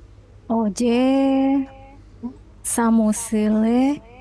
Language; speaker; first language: Korean; non-native, learner; Indonesian